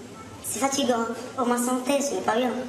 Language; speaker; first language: French; non-native, local second language; Arabic